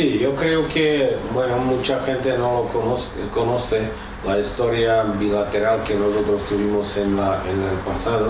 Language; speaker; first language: Spanish; non-native, fluent; Czech